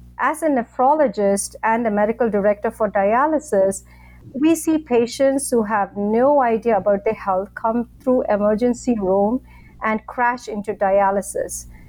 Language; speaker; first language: English; non-native, local second language; Tamil